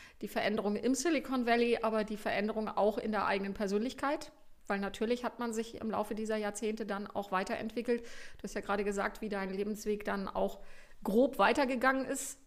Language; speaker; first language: German; native; German